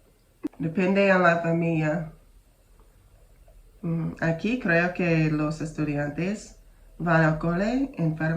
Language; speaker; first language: Spanish; non-native, learner; English